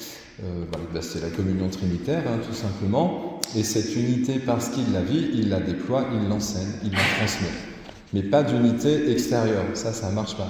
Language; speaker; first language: French; native; French